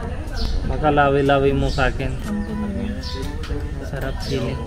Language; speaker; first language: Filipino; non-native, learner; Punjabi